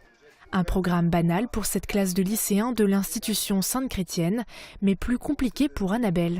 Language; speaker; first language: French; native; French